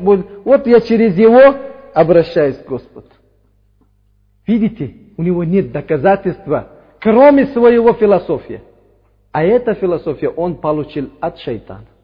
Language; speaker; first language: Russian; non-native, learner; Uzbek